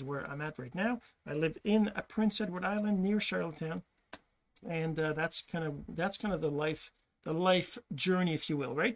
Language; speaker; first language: English; early bilingual, other home language; French